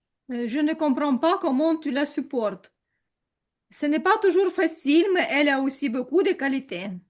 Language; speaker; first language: French; non-native, learner; Ukrainian